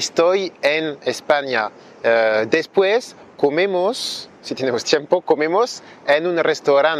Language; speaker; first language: Spanish; non-native, fluent; French